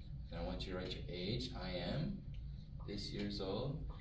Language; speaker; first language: English; early bilingual, other home language; Korean